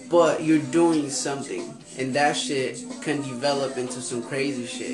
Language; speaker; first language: English; non-native, fluent; Spanish